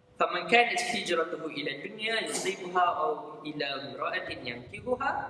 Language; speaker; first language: Malay; native; Malay